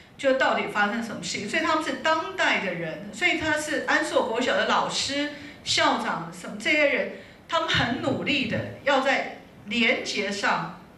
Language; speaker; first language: Chinese; native; Chinese